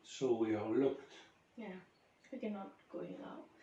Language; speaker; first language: English; non-native, learner; Thai